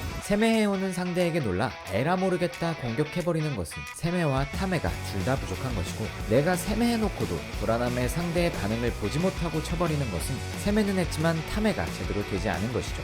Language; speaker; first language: Korean; native; Korean